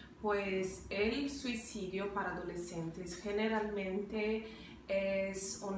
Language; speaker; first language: Spanish; non-native, fluent; Portuguese